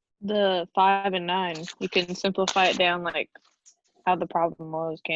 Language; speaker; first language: English; native; English